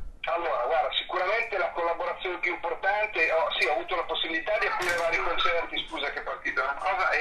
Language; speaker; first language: Italian; native; Italian